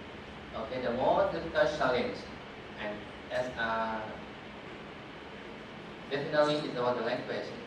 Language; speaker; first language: English; non-native, fluent; Thai